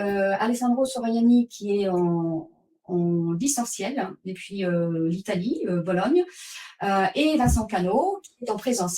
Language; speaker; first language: French; native; French